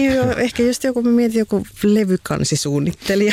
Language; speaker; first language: Finnish; native; Finnish